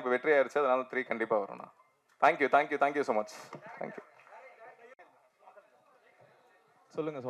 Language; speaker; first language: Tamil; native; Tamil